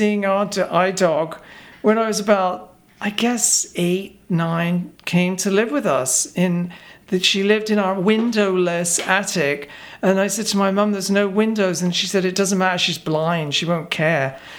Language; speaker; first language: English; native; English